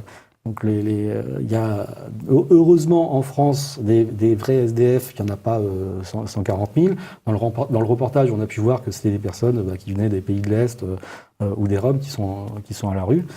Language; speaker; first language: French; native; French